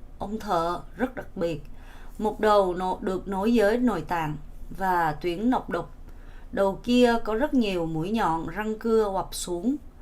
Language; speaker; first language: Vietnamese; non-native, fluent; Korean